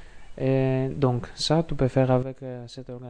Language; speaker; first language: French; non-native, learner; Greek